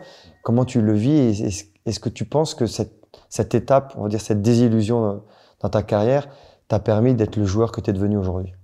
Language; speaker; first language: French; native; French